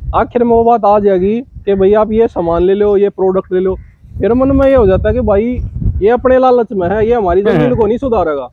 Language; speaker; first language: Hindi; native; Hindi